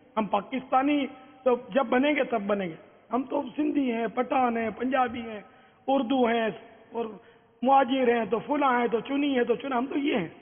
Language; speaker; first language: Urdu; non-native, local second language; Memoni